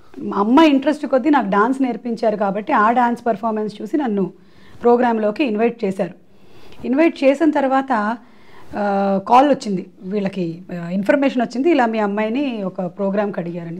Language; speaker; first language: Telugu; non-native, local second language; Malayalam